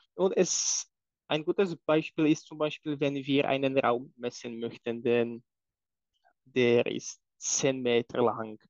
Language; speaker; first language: German; non-native, fluent; Czech